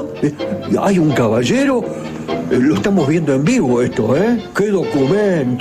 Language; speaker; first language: Spanish; native; Spanish